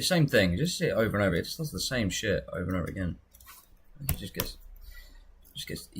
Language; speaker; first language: English; native; English